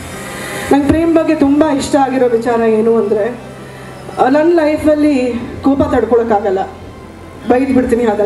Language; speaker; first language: Kannada; native; Kannada